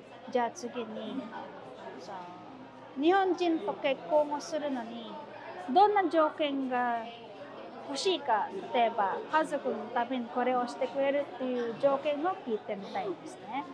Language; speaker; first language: Japanese; non-native, fluent; Filipino